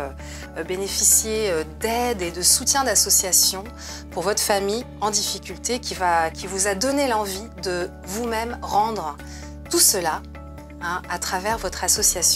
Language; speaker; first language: French; native; French